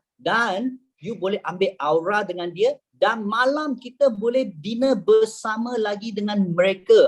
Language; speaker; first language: Malay; native; Malay